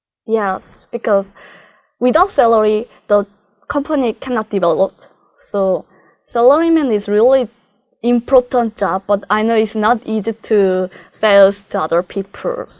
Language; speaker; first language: English; non-native, learner; Korean